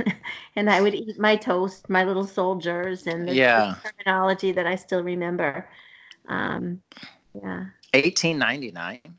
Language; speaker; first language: English; native; English